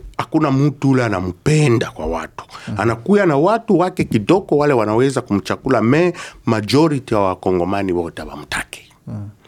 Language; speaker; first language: Swahili; native; Swahili